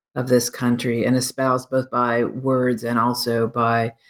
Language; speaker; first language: English; native; English